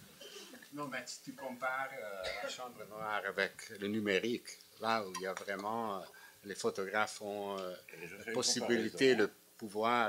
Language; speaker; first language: French; non-native, fluent; Hungarian